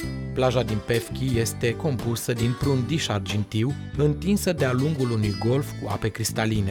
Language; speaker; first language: Romanian; native; Romanian